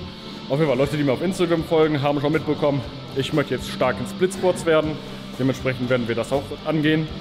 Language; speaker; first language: German; native; German